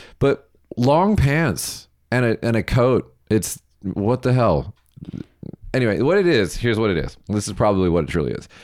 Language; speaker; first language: English; native; English